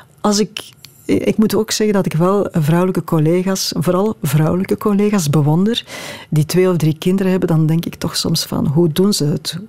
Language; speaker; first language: Dutch; native; Dutch